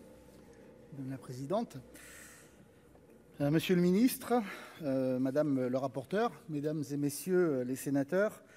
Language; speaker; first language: French; native; French